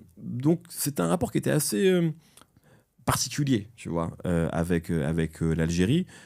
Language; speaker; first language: French; native; French